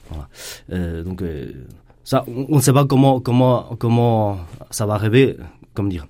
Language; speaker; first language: French; non-native, fluent; Chinese